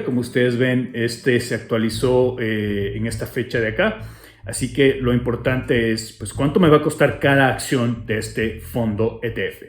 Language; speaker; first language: Spanish; native; Spanish